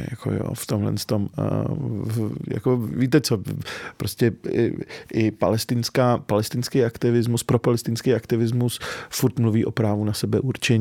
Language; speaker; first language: Czech; early bilingual, other home language; Arabic